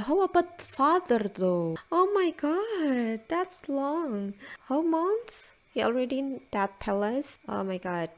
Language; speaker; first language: English; non-native, learner; Indonesian